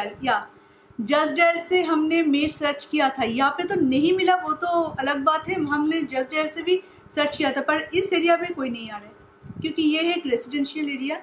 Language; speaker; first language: Hindi; non-native, local second language; Bangla